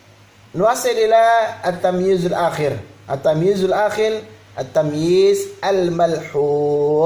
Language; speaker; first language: Arabic; non-native, fluent; Indonesian